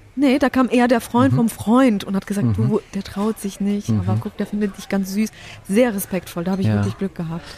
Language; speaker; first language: German; early bilingual, other home language; Polish